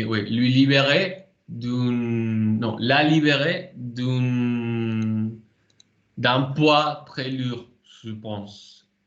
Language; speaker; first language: French; non-native, fluent; Spanish